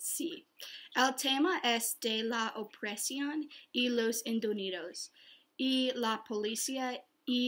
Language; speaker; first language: Spanish; non-native, learner; English